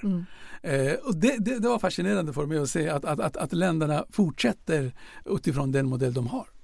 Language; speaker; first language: Swedish; non-native, fluent; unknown